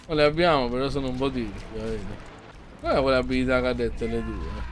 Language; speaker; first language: Italian; native; Italian